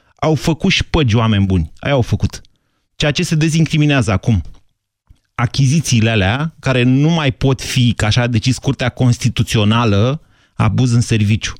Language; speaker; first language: Romanian; native; Romanian